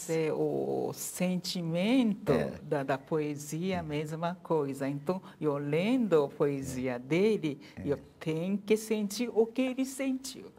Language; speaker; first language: Portuguese; non-native, learner; Japanese